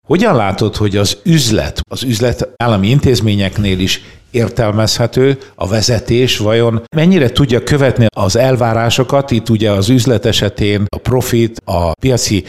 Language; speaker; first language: Hungarian; native; Hungarian